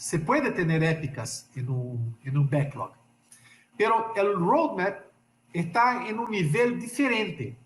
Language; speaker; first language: Spanish; non-native, fluent; Portuguese